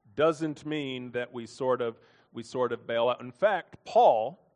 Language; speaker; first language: English; native; English